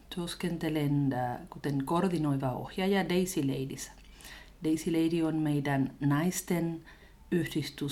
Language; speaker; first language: Finnish; non-native, learner; Spanish